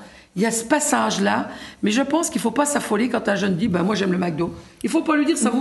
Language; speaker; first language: French; native; French